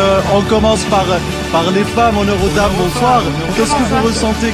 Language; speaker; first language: French; non-native, local second language; Arabic